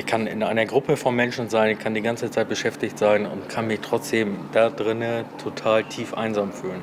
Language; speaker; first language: German; native; German